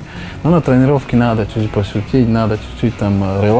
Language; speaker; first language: Russian; non-native, learner; Slovak